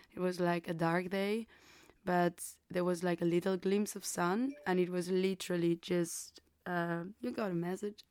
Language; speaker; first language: English; non-native, fluent; Spanish